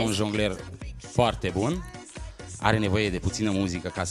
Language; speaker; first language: Romanian; native; Romanian